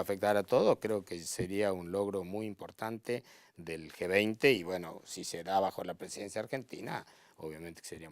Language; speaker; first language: Spanish; native; Spanish